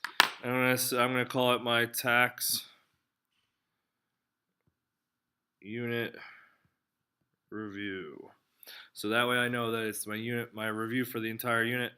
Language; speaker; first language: English; native; English